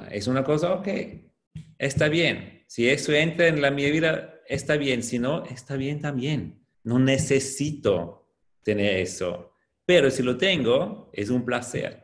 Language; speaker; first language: Spanish; non-native, fluent; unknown